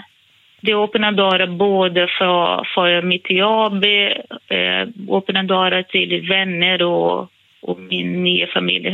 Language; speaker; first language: Swedish; non-native, fluent; Portuguese